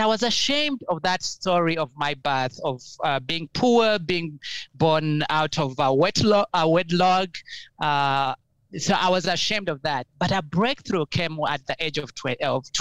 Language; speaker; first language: English; non-native, local second language; Ganda